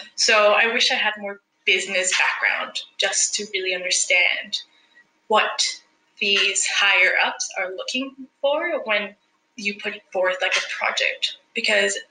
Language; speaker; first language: English; non-native, fluent; Spanish